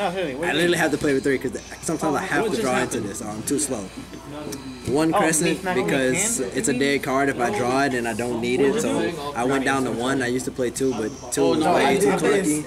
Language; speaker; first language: English; native; English